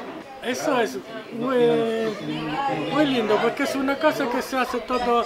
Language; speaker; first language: Spanish; non-native, fluent; Italian